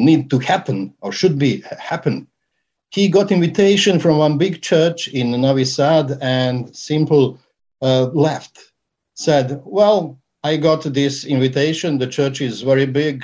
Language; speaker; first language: English; non-native, fluent; Serbian